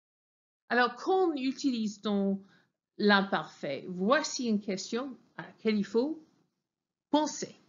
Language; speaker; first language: French; non-native, fluent; English